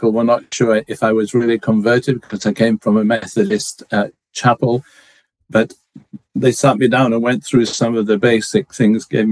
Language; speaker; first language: English; native; English